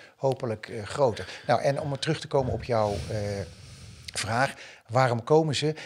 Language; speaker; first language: Dutch; native; Dutch